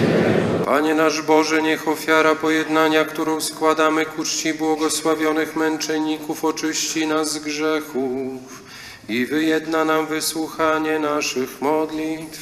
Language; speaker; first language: Polish; native; Polish